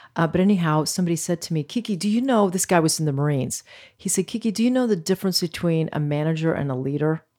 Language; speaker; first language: English; early bilingual, other home language; Greek